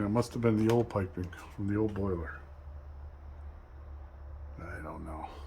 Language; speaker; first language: English; native; English